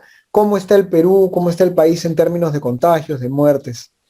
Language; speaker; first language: Spanish; native; Spanish